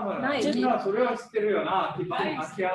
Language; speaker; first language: Japanese; native; Japanese